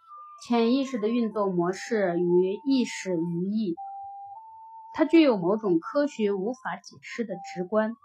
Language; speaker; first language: Chinese; native; Chinese